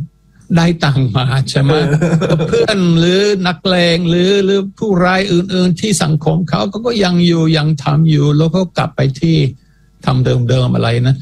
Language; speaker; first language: Thai; non-native, fluent; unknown